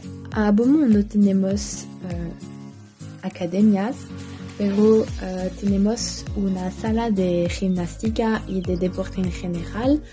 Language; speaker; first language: Spanish; non-native, learner; French